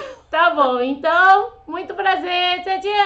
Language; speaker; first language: Portuguese; non-native, fluent; Chinese